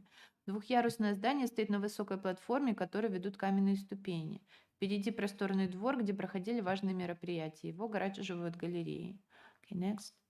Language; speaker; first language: Russian; native; Russian